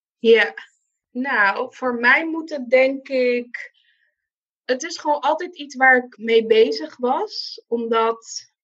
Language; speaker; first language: Dutch; non-native, local second language; Papiamento